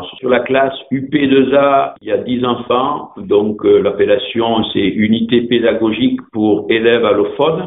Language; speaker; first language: French; native; French